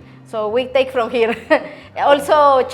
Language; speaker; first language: English; non-native, learner; Spanish